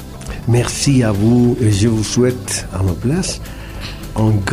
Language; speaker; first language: French; non-native, fluent; Spanish